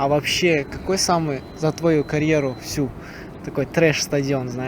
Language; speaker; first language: Russian; native; Russian